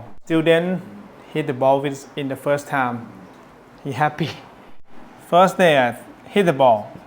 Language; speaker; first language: English; non-native, learner; Thai